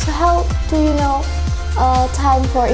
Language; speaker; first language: English; non-native, learner; Indonesian